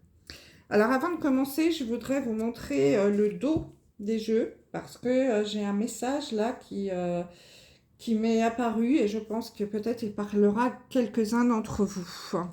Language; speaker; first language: French; native; French